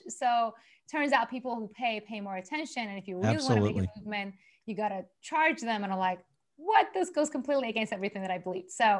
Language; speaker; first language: English; non-native, fluent; Persian